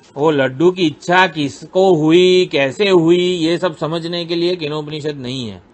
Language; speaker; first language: Hindi; non-native, local second language; Gujarati